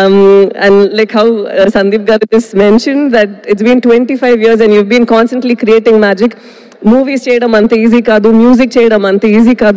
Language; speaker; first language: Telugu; non-native, local second language; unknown